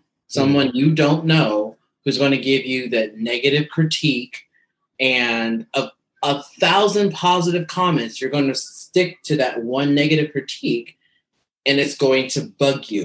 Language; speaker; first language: English; native; English